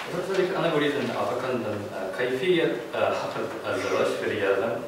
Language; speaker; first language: Arabic; non-native, learner; Japanese